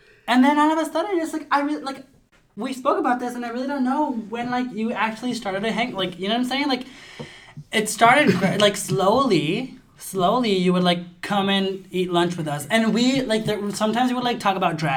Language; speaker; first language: English; early bilingual, other home language; Spanish